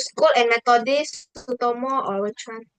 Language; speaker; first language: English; non-native, learner; Indonesian